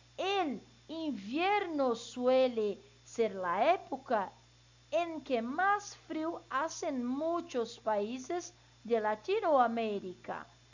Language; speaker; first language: Spanish; non-native, learner; Portuguese